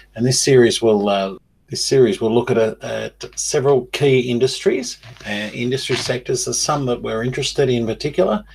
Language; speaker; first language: English; native; English